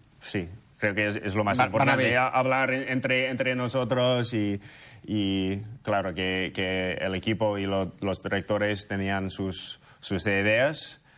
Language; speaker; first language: Spanish; non-native, fluent; English